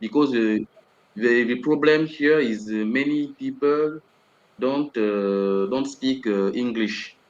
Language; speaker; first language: English; non-native, learner; French